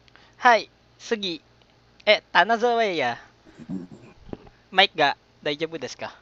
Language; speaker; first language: Japanese; non-native, learner; Filipino